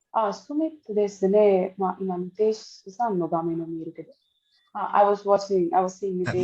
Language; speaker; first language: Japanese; non-native, fluent; Hindi